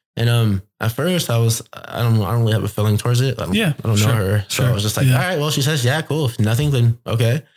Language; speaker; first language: English; early bilingual, other home language; Spanish